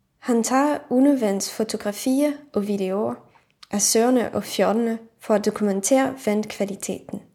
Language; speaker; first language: Danish; non-native, fluent; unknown